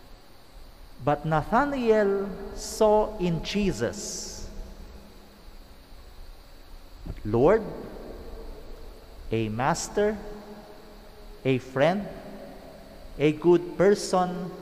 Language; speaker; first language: English; non-native, local second language; Pangasinan